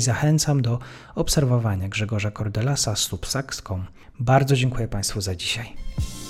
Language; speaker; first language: Polish; native; Polish